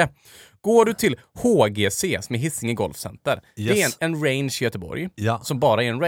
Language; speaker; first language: Swedish; native; Swedish